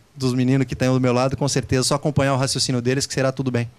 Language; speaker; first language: Portuguese; native; Portuguese